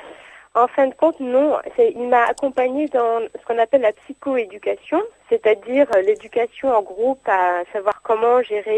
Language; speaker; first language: French; native; French